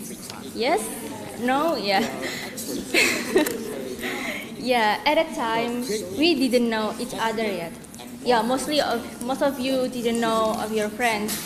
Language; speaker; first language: English; non-native, learner; Indonesian